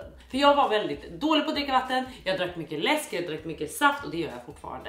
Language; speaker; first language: Swedish; native; Swedish